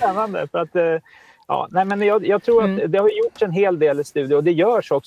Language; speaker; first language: Swedish; native; Swedish